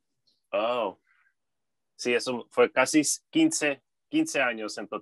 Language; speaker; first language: Spanish; early bilingual, heritage; Spanish